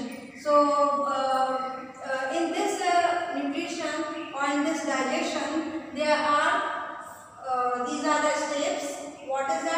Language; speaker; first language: English; non-native, local second language; Hindi